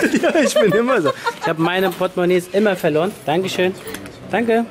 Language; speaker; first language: German; native; German